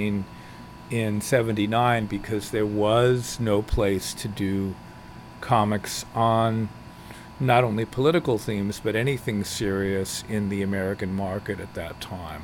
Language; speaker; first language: English; native; English